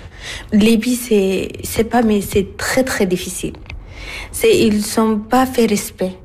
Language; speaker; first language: French; non-native, learner; Arabic